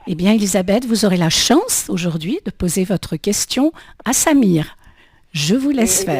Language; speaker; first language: French; native; French